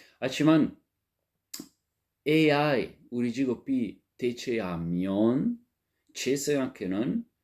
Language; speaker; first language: Korean; non-native, learner; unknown